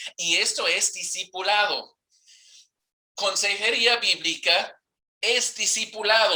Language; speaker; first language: Spanish; non-native, fluent; English